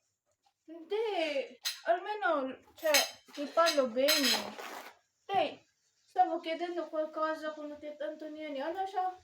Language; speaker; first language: Italian; early bilingual, other home language; Cebuano